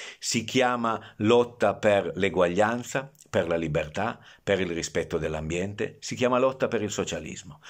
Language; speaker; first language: Italian; native; Italian